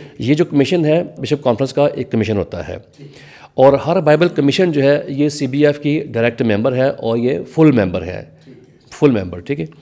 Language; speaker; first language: Urdu; non-native, local second language; Punjabi